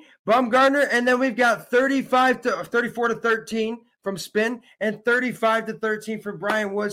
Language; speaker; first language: English; native; English